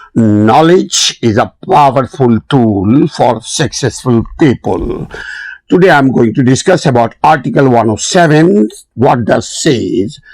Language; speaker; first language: English; non-native, local second language; Urdu